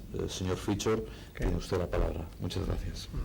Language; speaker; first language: Spanish; native; Spanish